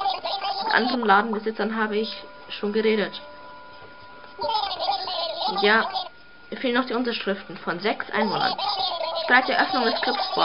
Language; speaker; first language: German; native; German